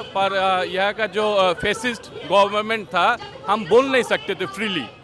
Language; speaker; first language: Hindi; non-native, fluent; Bangla